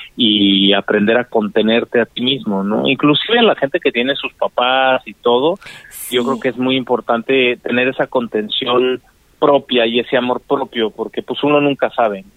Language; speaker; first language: Spanish; native; Spanish